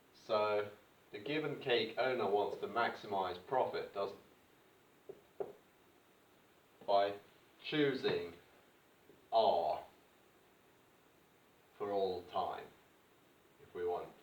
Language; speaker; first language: English; native; English